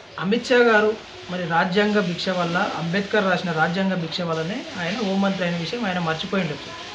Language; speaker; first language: Telugu; native; Telugu